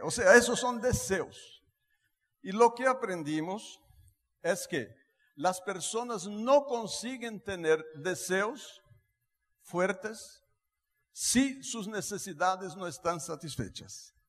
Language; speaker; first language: Spanish; non-native, fluent; Portuguese